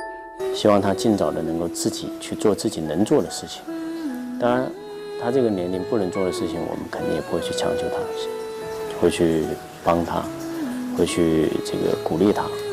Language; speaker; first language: Chinese; native; Chinese